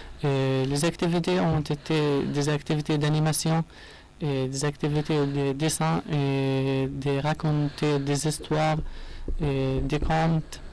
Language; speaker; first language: French; non-native, learner; Arabic